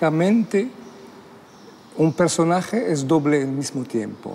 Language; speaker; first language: Spanish; non-native, fluent; Arabic